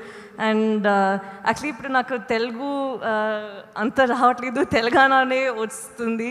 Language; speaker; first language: Telugu; non-native, local second language; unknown